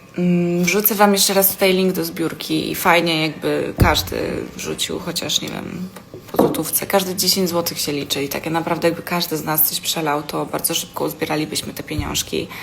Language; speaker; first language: Polish; native; Polish